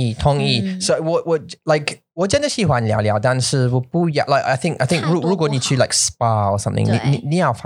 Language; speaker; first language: Chinese; non-native, learner; English